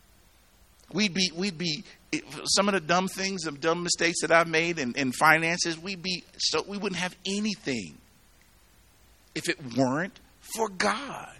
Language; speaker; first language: English; native; English